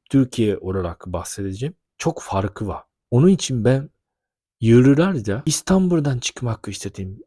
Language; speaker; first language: Turkish; non-native, fluent; Japanese